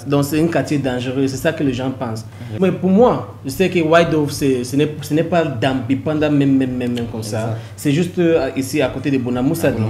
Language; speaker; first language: French; non-native, local second language; English